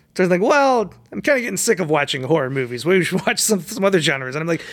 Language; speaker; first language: English; native; English